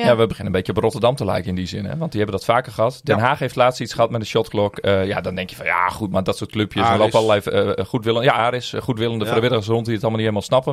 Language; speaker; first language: Dutch; native; Dutch